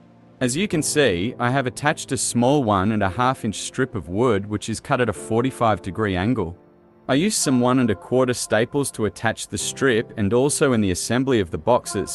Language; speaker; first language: English; native; English